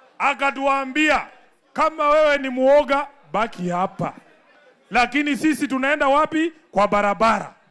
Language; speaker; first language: Swahili; non-native, local second language; Luyia